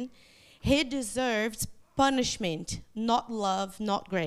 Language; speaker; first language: English; non-native, fluent; Portuguese